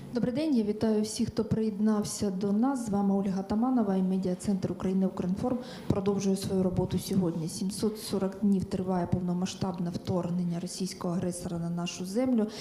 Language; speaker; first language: Ukrainian; native; Ukrainian